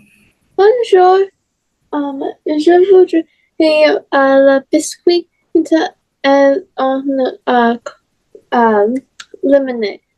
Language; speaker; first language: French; non-native, learner; English